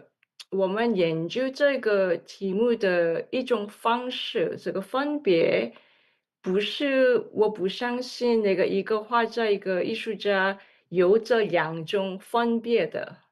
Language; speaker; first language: Chinese; non-native, learner; English